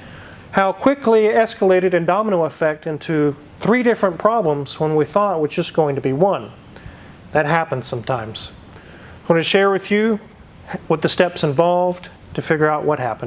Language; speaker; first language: English; native; English